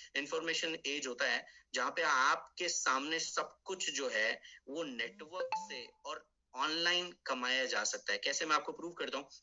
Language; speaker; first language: Hindi; native; Hindi